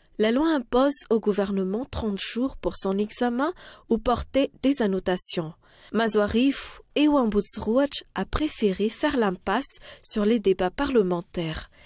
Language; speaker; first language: French; non-native, local second language; Malagasy